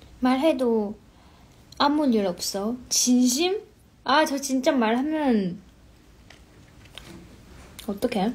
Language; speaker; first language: Korean; non-native, fluent; Chinese